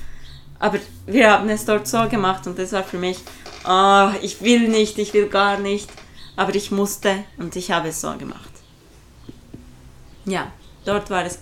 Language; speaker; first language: German; non-native, fluent; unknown